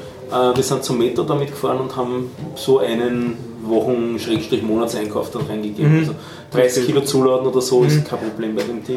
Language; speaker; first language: German; native; German